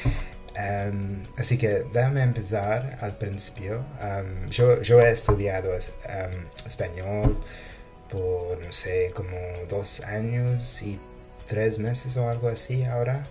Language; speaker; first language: Spanish; non-native, fluent; English